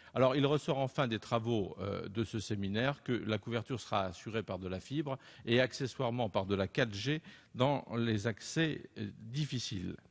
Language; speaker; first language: French; native; French